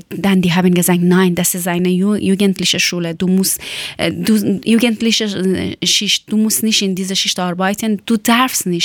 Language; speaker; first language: German; non-native, learner; Persian